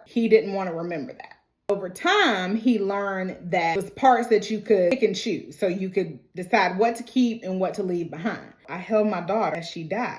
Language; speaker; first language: English; native; English